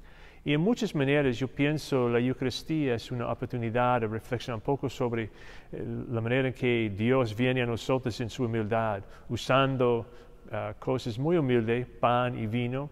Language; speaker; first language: Spanish; non-native, fluent; English